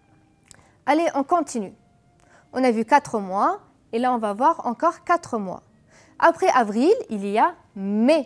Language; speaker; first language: French; non-native, fluent; Arabic